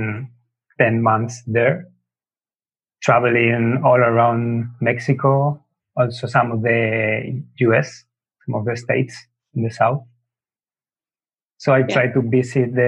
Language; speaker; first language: English; non-native, fluent; Spanish